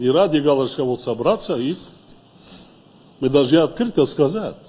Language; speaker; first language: Russian; non-native, local second language; Tajik